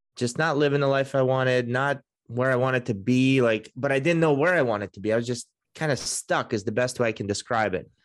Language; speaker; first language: English; early bilingual, other home language; Russian